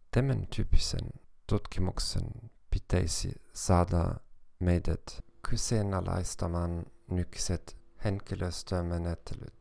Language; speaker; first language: Finnish; non-native, fluent; German